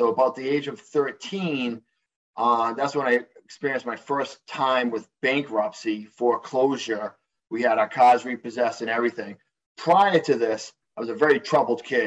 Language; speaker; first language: English; native; English